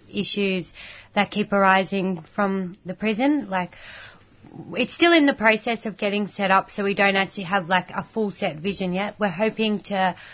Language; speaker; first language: English; native; English